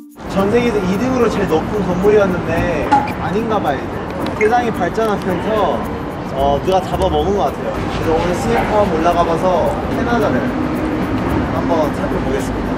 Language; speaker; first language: Korean; early bilingual, heritage; Korean